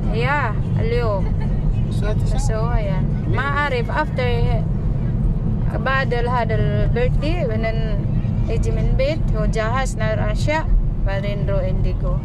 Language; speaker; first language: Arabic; non-native, learner; Filipino